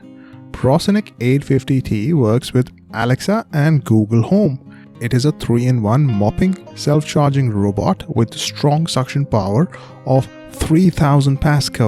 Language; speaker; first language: English; non-native, local second language; Hindi